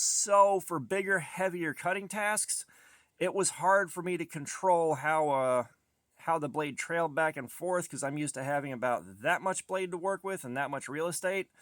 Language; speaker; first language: English; native; English